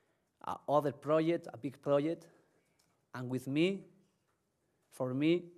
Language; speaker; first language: English; non-native, learner; Spanish